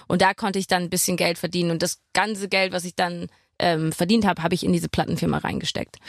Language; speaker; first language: German; non-native, fluent; English